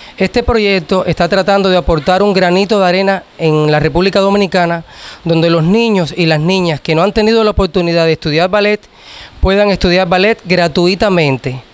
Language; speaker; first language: Spanish; native; Spanish